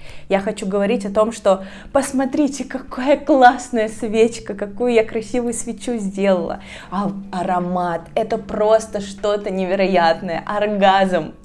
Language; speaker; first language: Russian; native; Russian